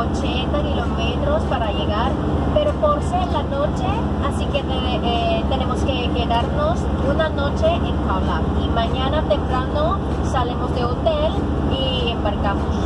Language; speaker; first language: Spanish; non-native, learner; Thai